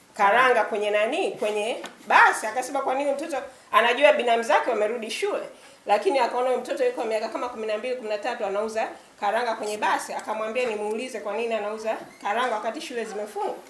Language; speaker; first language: Swahili; native; Swahili